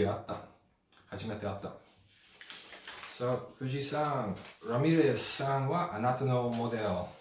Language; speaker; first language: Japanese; non-native, learner; English